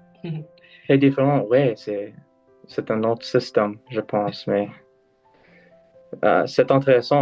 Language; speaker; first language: French; non-native, learner; English